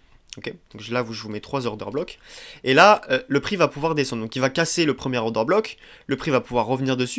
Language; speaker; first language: French; native; French